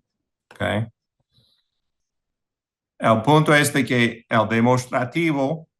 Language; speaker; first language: Spanish; non-native, fluent; English